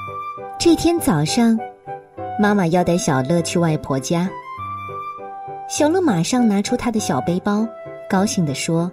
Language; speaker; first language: Chinese; native; Chinese